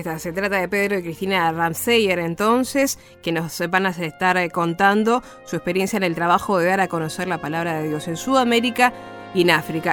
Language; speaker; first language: Spanish; native; Spanish